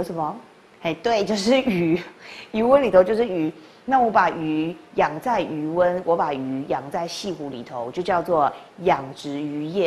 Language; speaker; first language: Chinese; native; Chinese